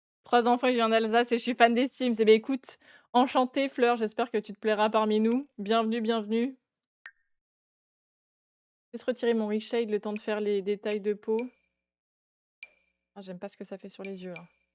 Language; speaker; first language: French; native; French